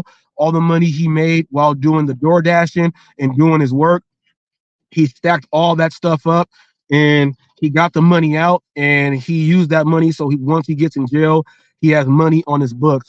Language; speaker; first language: English; native; English